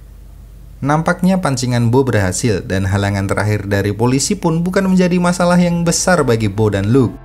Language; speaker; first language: Indonesian; native; Indonesian